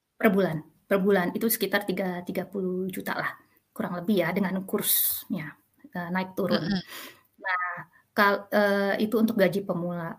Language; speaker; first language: Indonesian; native; Indonesian